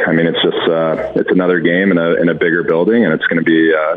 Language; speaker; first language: English; native; English